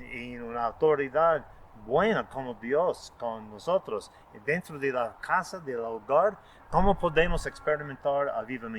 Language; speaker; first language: Spanish; non-native, fluent; English